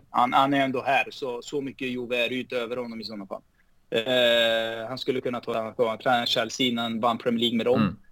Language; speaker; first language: Swedish; early bilingual, heritage; Spanish